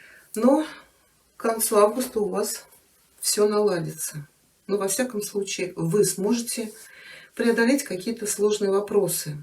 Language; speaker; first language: Russian; native; Russian